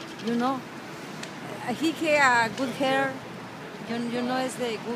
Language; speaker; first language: English; non-native, learner; Spanish